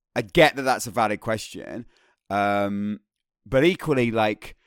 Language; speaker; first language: English; native; English